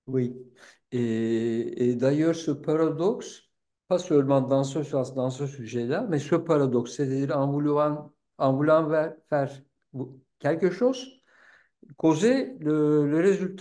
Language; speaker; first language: French; non-native, fluent; Turkish